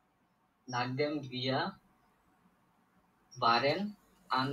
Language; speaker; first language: German; non-native, learner; Bangla